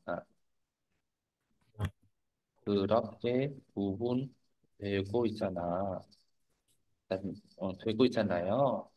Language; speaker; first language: Korean; non-native, fluent; Vietnamese